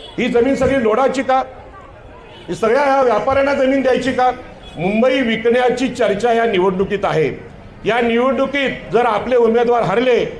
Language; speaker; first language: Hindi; non-native, local second language; Marathi